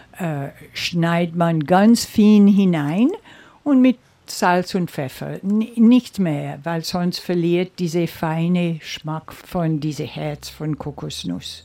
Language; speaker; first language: German; non-native, learner; Seselwa Creole French